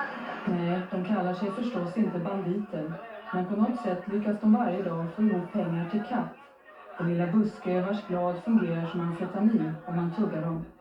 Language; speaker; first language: Swedish; native; Swedish